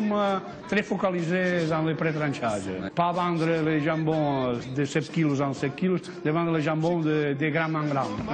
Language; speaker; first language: French; non-native, fluent; Spanish